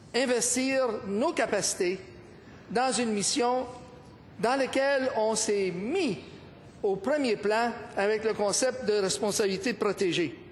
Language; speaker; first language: French; native; French